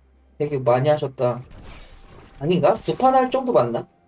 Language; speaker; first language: Korean; native; Korean